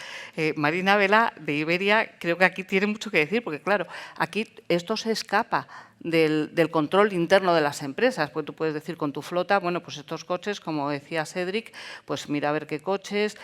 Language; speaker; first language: Spanish; native; Spanish